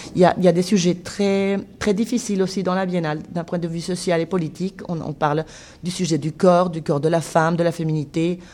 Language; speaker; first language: French; non-native, fluent; Spanish